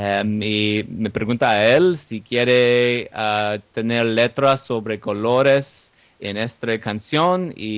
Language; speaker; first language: Spanish; non-native, learner; English